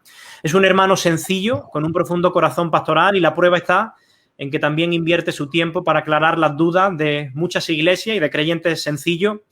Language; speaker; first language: Spanish; native; Spanish